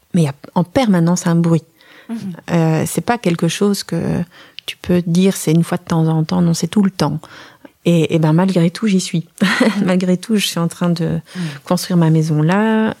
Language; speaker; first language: French; native; French